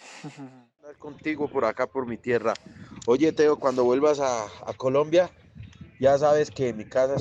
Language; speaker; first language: Spanish; native; Spanish